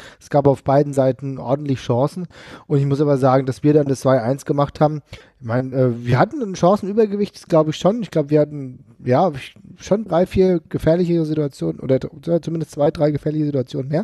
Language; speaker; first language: German; native; German